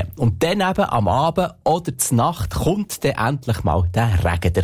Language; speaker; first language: German; native; German